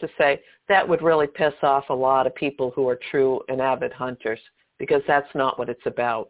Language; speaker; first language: English; native; English